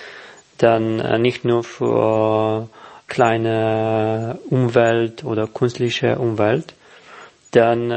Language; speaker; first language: German; non-native, learner; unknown